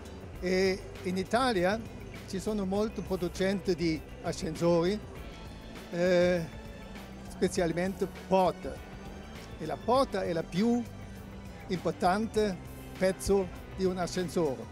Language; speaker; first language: Italian; non-native, learner; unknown